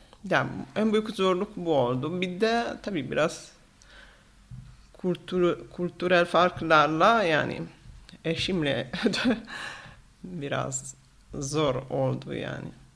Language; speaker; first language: Turkish; non-native, fluent; Italian